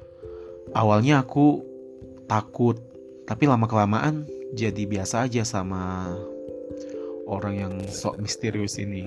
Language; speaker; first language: Indonesian; native; Indonesian